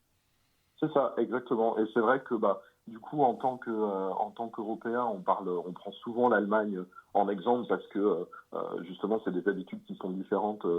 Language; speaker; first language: French; native; French